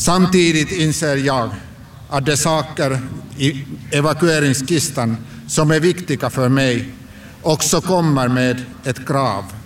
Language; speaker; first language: Swedish; non-native, local second language; Finnish